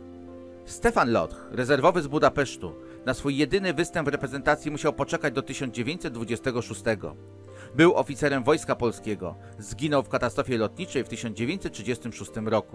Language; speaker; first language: Polish; native; Polish